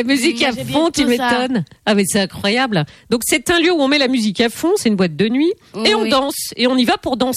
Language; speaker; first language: French; native; French